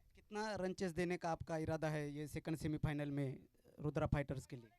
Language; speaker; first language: Hindi; non-native, local second language; Marathi